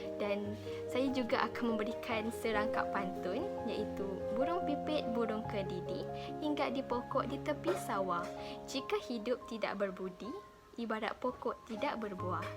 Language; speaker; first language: Malay; native; Malay